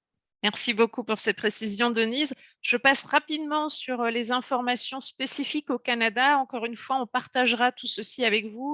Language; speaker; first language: French; native; French